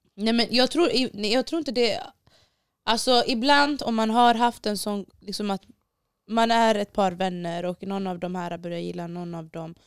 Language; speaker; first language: Swedish; early bilingual, other home language; Baluchi